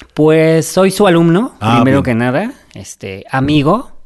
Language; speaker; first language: Spanish; native; Spanish